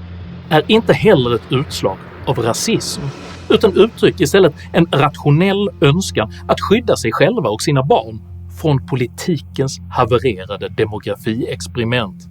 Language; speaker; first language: Swedish; native; Swedish